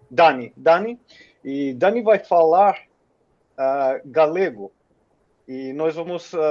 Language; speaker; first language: Portuguese; non-native, fluent; Finnish